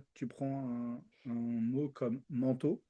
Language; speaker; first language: French; early bilingual, other home language; Spanish